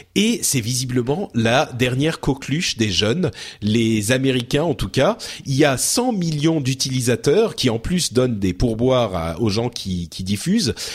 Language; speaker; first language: French; early bilingual, other home language; Arabic